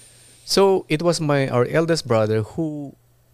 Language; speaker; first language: English; non-native, local second language; Iloko